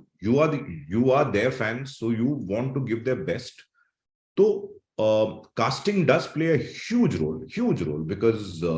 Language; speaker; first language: English; non-native, local second language; Malayalam